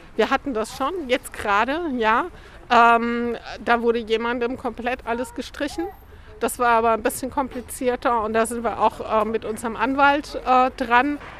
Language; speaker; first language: German; native; German